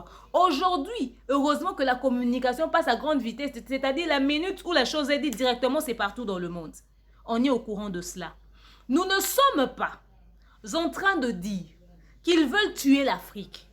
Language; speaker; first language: French; non-native, local second language; Lingala